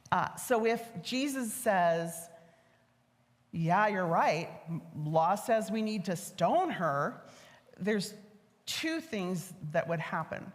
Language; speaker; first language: English; native; English